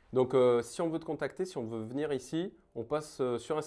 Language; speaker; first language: French; native; French